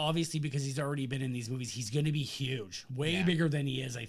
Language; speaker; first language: English; native; English